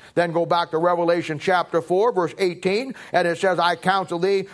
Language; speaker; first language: English; native; English